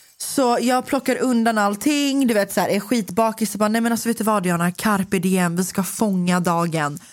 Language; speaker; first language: Swedish; native; Swedish